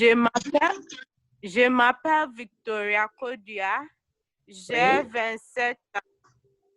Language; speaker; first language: French; non-native, learner; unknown